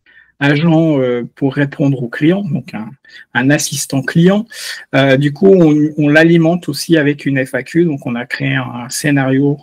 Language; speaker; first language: French; native; French